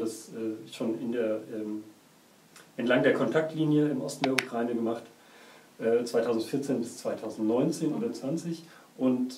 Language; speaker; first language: German; native; German